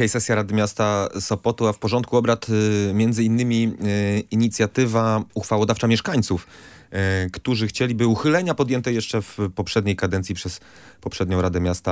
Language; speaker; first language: Polish; native; Polish